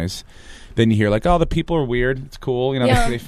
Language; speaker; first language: English; native; English